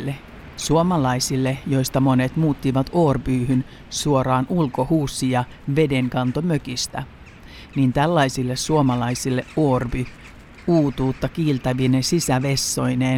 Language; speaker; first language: Finnish; early bilingual, heritage; Finnish